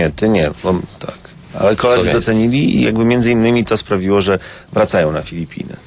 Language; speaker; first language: Polish; native; Polish